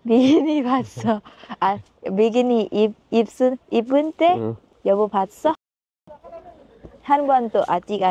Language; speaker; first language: Korean; non-native, learner; Thai